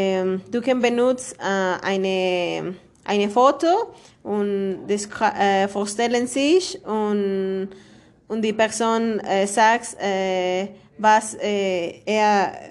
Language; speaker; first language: German; non-native, learner; Spanish